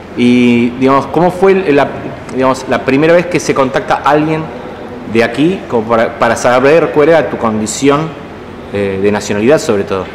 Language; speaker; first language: Spanish; native; Spanish